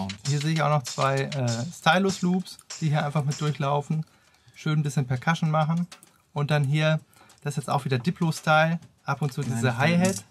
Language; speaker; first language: German; native; German